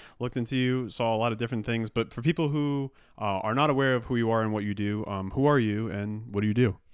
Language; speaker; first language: English; native; English